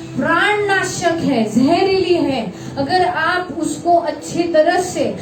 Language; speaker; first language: Hindi; non-native, local second language; Marathi